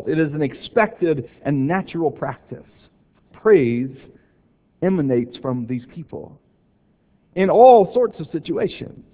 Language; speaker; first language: English; native; English